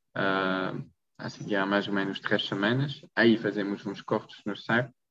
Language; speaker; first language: Portuguese; non-native, fluent; French